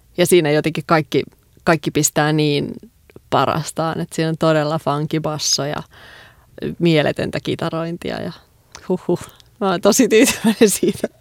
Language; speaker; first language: Finnish; native; Finnish